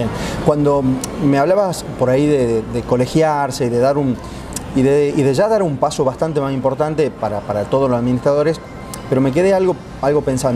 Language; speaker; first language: Spanish; native; Spanish